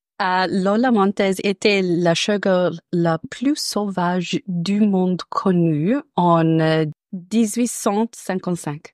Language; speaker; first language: French; non-native, learner; English